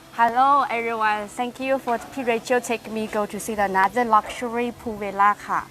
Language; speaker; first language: English; non-native, learner; Thai